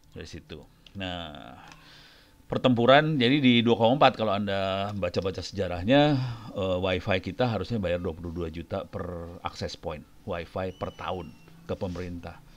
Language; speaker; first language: Indonesian; native; Indonesian